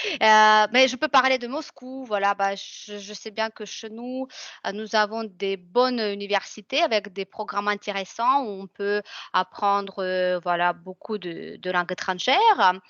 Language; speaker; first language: French; non-native, fluent; Russian